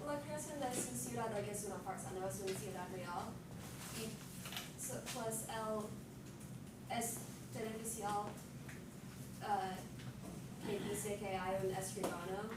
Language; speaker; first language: Spanish; non-native, learner; English